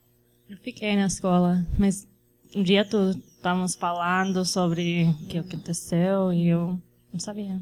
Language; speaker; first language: Portuguese; early bilingual, heritage; Portuguese